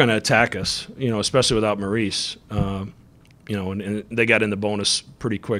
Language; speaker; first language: English; native; English